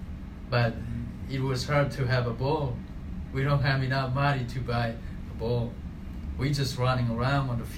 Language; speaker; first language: English; non-native, learner; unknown